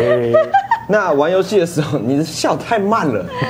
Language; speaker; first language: Chinese; native; Chinese